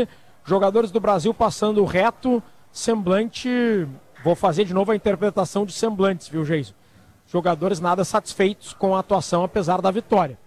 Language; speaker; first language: Portuguese; native; Portuguese